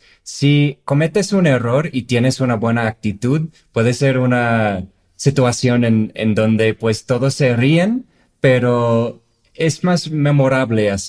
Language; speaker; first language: Spanish; non-native, fluent; English